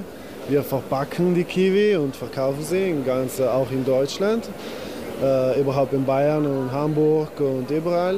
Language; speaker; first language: German; non-native, learner; Italian